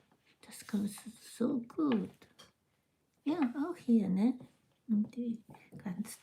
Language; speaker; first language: German; non-native, learner; Japanese